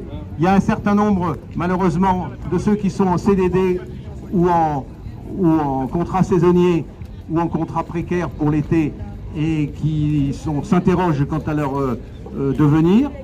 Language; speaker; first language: French; native; French